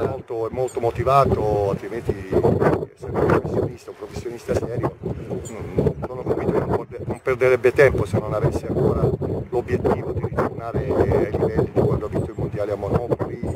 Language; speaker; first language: Italian; native; Italian